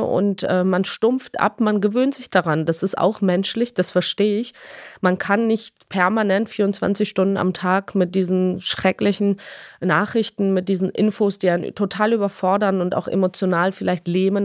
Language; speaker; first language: German; non-native, fluent; Georgian